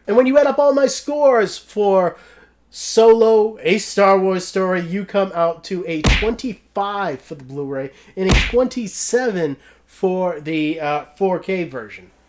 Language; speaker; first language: English; native; English